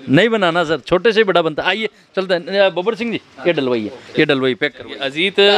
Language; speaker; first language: Hindi; native; Hindi